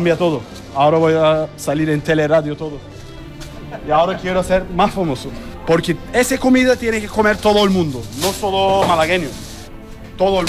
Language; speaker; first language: Spanish; non-native, learner; Turkish